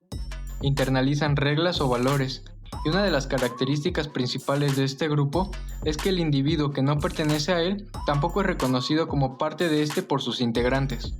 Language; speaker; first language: Spanish; native; Spanish